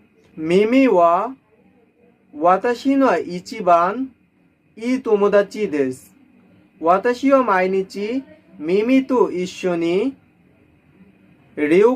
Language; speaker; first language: Japanese; non-native, learner; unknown